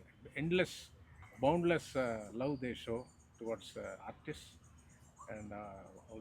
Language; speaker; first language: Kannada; non-native, learner; Telugu